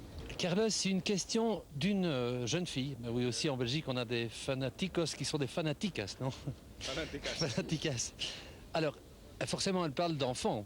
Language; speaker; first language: French; native; French